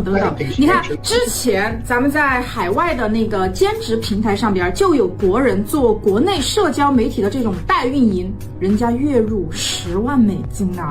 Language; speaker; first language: Chinese; native; Chinese